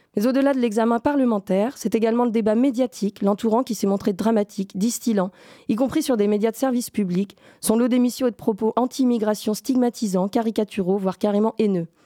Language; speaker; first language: French; native; French